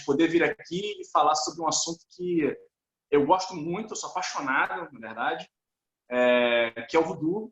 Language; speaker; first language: Portuguese; native; Portuguese